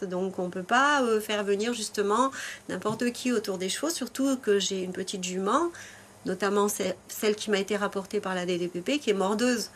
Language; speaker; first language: French; native; French